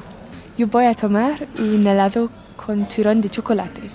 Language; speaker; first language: Spanish; non-native, fluent; English